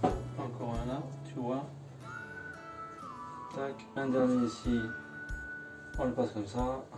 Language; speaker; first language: French; native; French